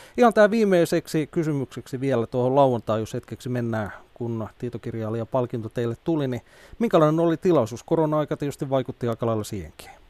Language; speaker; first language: Finnish; native; Finnish